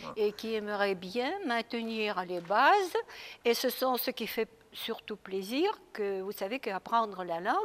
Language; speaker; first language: French; non-native, fluent; Russian